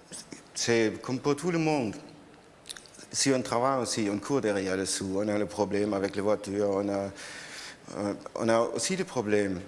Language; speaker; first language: French; non-native, learner; German